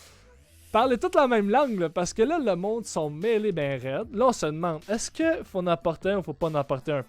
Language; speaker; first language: French; native; French